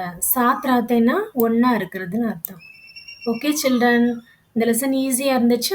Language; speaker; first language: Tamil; native; Tamil